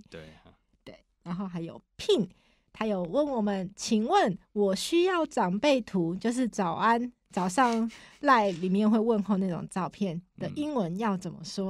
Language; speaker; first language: Chinese; native; Chinese